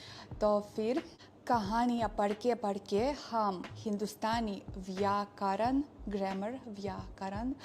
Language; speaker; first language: Hindi; non-native, fluent; Russian